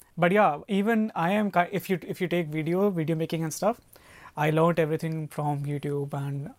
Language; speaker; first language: English; non-native, local second language; Hindi